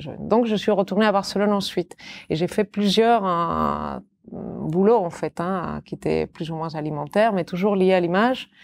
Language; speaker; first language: French; non-native, fluent; Catalan